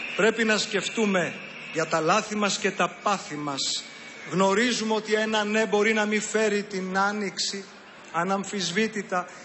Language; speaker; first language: Greek; early bilingual, heritage; Greek